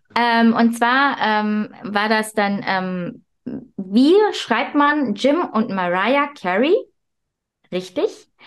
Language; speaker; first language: German; early bilingual, other home language; Turkish